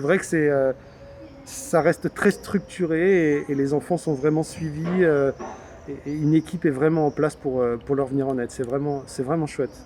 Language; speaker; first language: French; native; French